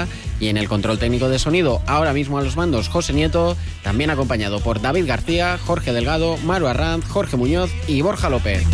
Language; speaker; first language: Spanish; native; Spanish